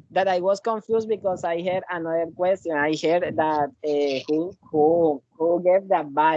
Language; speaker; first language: English; non-native, learner; Spanish